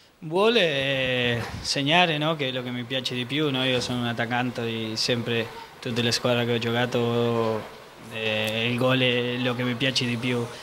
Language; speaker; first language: Italian; non-native, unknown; Spanish